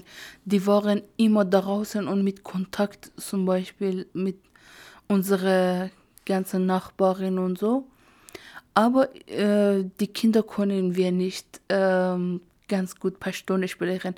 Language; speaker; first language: German; non-native, learner; Persian